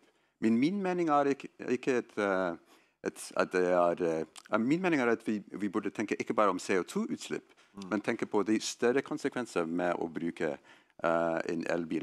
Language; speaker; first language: Norwegian; non-native, fluent; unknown